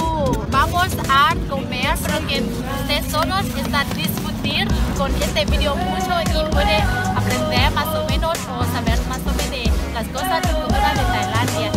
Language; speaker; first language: Spanish; non-native, learner; Thai